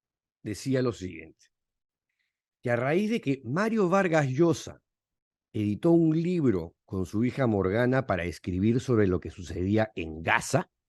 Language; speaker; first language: Spanish; native; Spanish